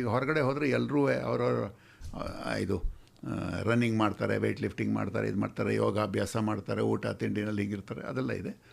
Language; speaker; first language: Kannada; native; Kannada